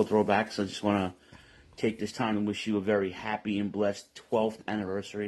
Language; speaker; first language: English; non-native, fluent; Finnish